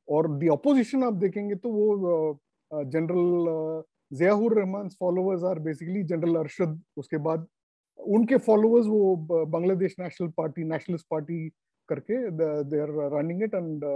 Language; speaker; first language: Hindi; non-native, local second language; Tamil